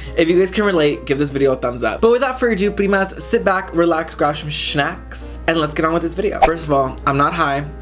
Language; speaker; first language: English; native; English